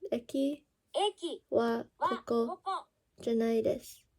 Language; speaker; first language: Japanese; non-native, learner; English